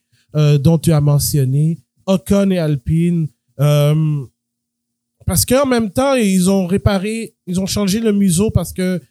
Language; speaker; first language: French; native; French